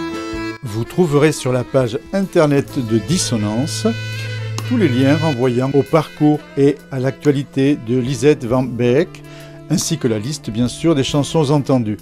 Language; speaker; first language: French; native; French